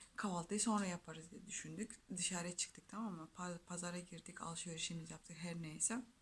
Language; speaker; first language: Turkish; non-native, fluent; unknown